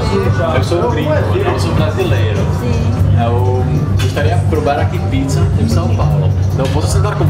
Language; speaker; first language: Portuguese; non-native, fluent; Czech